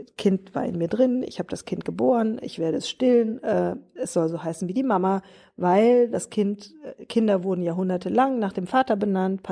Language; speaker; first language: German; native; German